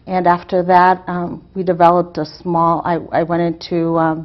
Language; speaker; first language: English; native; English